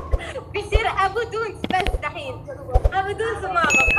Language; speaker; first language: Arabic; native; Arabic